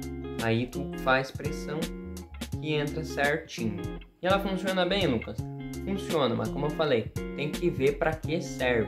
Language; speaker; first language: Portuguese; native; Portuguese